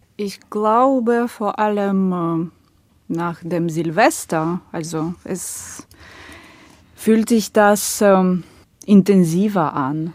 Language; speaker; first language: German; non-native, fluent; Ukrainian